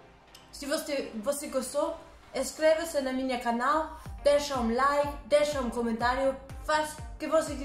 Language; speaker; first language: Portuguese; non-native, learner; Danish